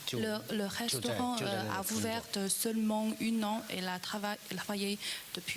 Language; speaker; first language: French; non-native, learner; Chinese